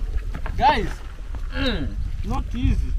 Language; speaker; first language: English; non-native, fluent; Rundi